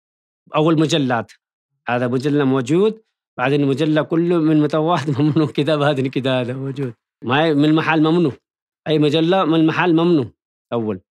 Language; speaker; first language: Arabic; non-native, learner; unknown